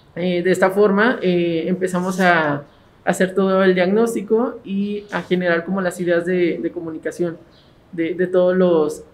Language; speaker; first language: Spanish; native; Spanish